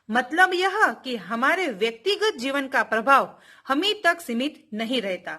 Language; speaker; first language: Hindi; non-native, local second language; Gujarati